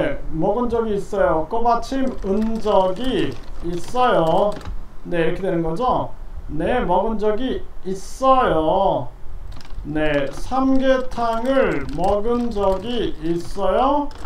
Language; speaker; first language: Korean; non-native, fluent; Vietnamese